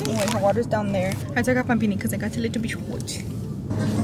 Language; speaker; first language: English; early bilingual, other home language; Spanish